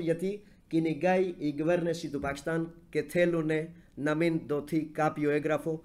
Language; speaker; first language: Greek; non-native, fluent; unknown